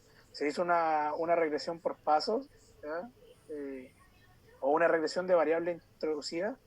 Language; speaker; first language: Spanish; native; Spanish